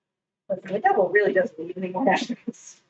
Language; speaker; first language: English; native; English